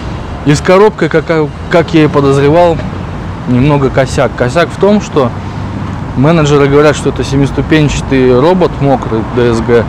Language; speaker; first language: Russian; native; Russian